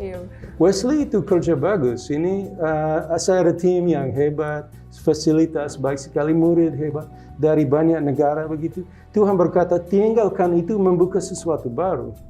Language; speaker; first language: Indonesian; non-native, local second language; English